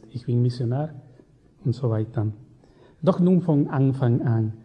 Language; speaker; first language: German; non-native, learner; Spanish